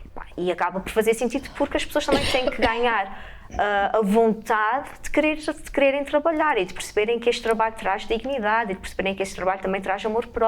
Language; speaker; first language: Portuguese; native; Portuguese